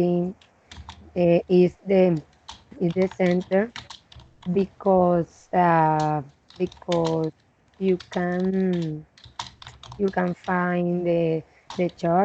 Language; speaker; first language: English; non-native, learner; Spanish